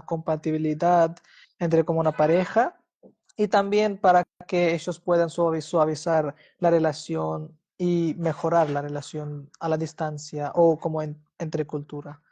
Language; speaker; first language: Spanish; non-native, fluent; Hindi